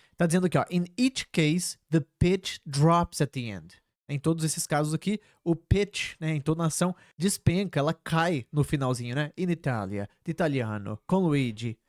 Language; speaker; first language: Portuguese; native; Portuguese